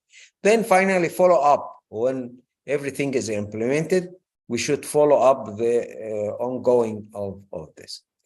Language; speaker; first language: English; non-native, fluent; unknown